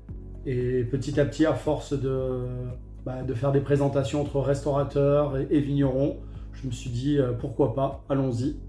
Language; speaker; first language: French; native; French